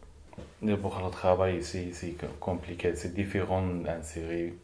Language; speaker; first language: French; non-native, learner; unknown